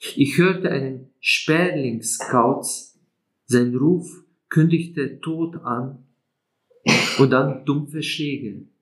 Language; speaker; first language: German; non-native, fluent; Slovenian